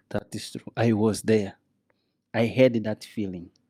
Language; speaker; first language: English; non-native, learner; Portuguese